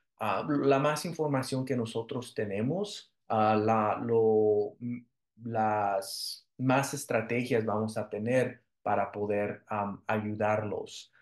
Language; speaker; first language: Spanish; early bilingual, heritage; Spanish